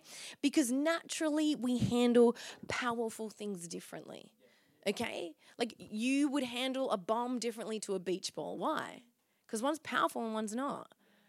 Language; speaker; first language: English; native; English